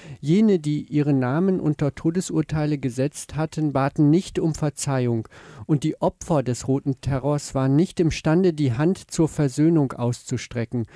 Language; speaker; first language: German; native; German